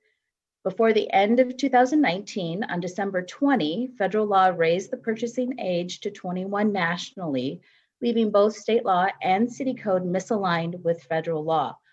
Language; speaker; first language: English; native; English